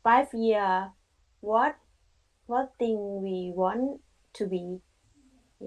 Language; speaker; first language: English; non-native, learner; Thai